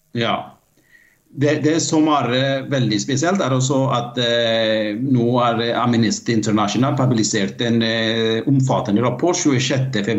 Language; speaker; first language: Norwegian; non-native, fluent; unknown